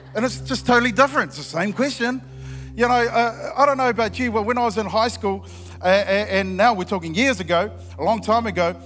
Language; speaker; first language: English; native; English